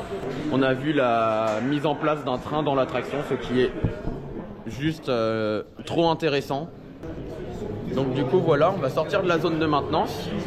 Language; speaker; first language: French; native; French